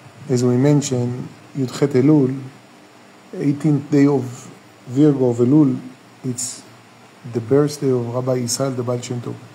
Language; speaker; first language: English; non-native, fluent; Hebrew